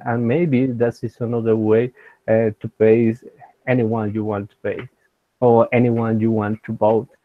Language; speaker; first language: English; non-native, learner; Spanish